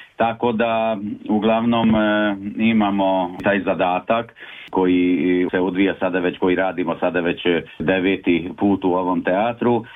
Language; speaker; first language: Serbian; early bilingual, heritage; Serbian